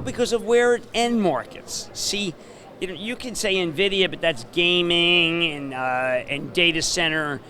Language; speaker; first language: English; native; English